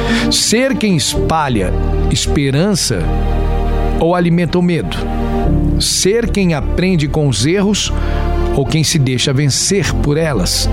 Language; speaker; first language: Portuguese; native; Portuguese